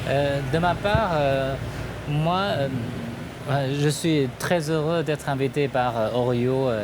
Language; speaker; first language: French; non-native, fluent; Chinese